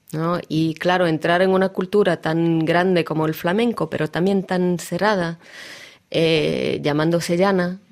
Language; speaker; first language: Spanish; non-native, fluent; Russian